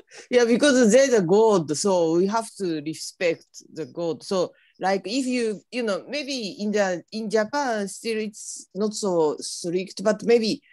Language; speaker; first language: English; non-native, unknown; Japanese